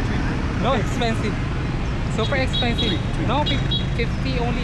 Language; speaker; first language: English; non-native, learner; Filipino